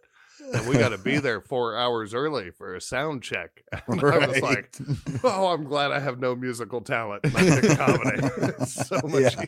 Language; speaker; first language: English; native; English